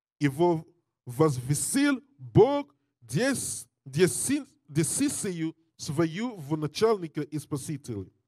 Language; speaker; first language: Russian; non-native, learner; English